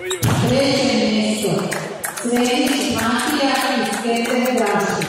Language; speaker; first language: Croatian; native; Croatian